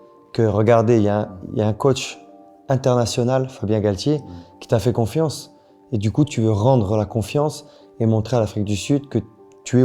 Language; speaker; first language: French; native; French